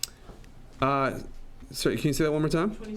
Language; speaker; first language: English; native; English